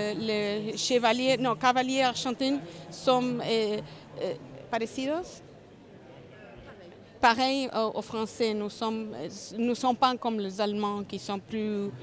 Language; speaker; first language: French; non-native, learner; Spanish